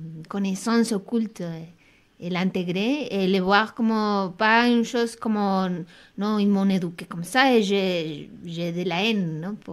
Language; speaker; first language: French; non-native, fluent; Spanish